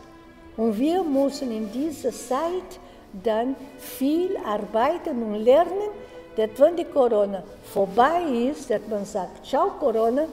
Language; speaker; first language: German; non-native, fluent; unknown